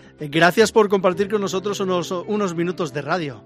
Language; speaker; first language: Spanish; native; Spanish